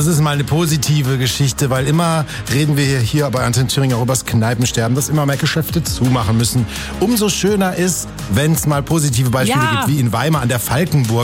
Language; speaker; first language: German; native; German